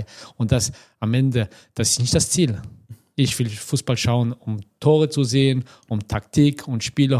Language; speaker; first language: German; non-native, fluent; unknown